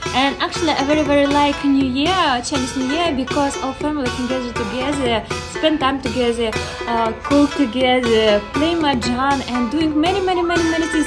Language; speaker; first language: English; non-native, learner; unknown